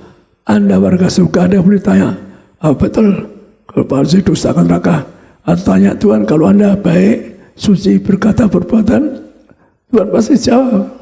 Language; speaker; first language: Indonesian; native; Indonesian